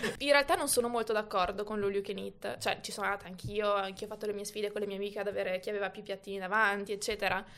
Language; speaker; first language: Italian; native; Italian